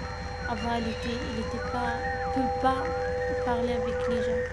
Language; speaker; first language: French; non-native, learner; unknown